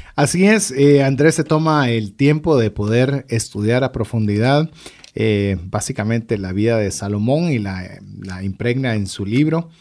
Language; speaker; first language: Spanish; native; Spanish